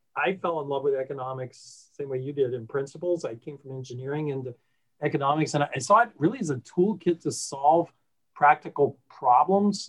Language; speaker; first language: English; native; English